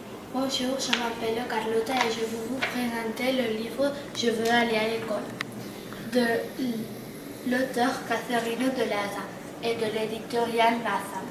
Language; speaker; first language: French; non-native, learner; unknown